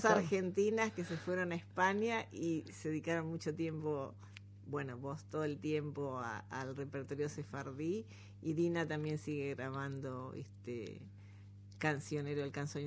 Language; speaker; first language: Spanish; native; Spanish